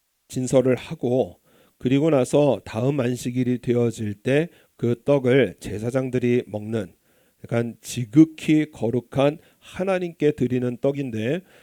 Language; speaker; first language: Korean; native; Korean